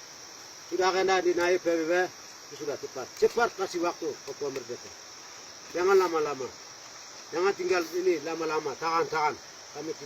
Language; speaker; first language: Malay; non-native, local second language; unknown